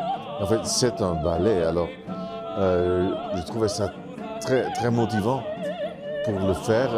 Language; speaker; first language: French; non-native, fluent; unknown